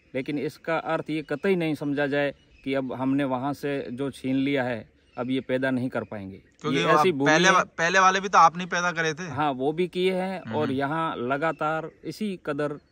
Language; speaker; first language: Hindi; native; Hindi